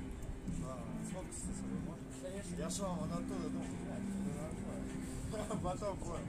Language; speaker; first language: Russian; native; Russian